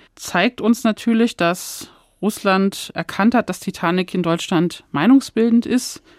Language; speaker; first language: German; native; German